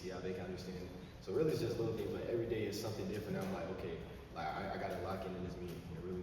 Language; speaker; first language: English; native; English